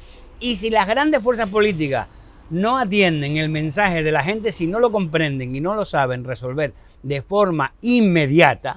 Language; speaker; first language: Spanish; native; Spanish